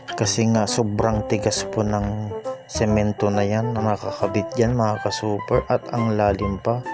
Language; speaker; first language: Filipino; non-native, local second language; Iloko